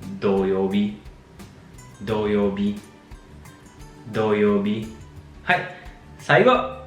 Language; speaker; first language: Japanese; non-native, fluent; Polish